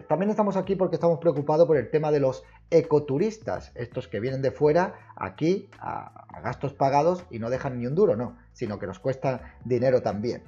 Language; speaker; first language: Spanish; native; Spanish